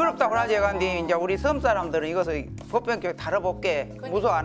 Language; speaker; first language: Korean; native; Korean